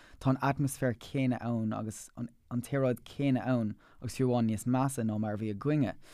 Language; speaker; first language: Irish; non-native, local second language; English